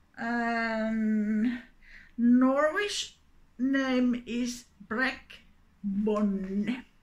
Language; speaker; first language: English; non-native, learner; Finnish